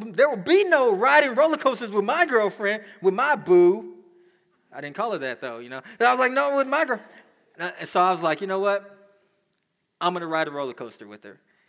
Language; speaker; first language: English; native; English